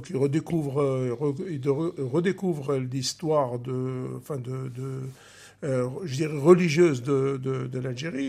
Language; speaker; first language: French; non-native, local second language; Arabic